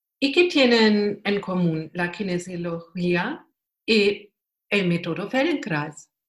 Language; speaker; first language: Spanish; non-native, learner; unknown